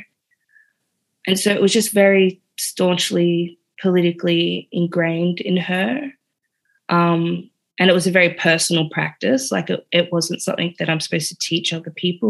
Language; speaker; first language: English; native; English